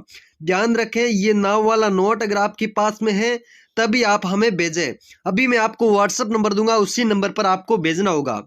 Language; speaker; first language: Hindi; native; Hindi